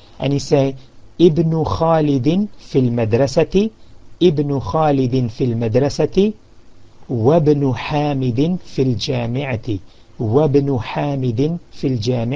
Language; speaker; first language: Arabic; non-native, fluent; English